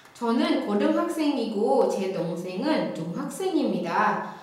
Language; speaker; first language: Korean; non-native, fluent; Indonesian